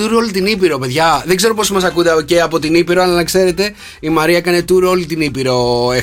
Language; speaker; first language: Greek; native; Greek